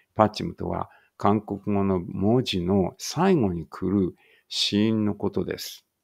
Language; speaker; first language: Japanese; native; Japanese